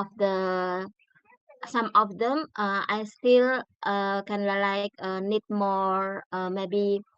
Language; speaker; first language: English; non-native, learner; Indonesian